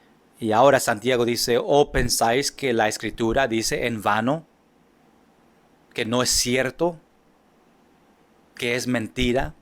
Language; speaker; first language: Spanish; non-native, fluent; English